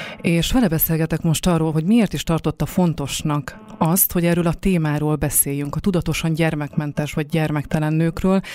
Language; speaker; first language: Hungarian; native; Hungarian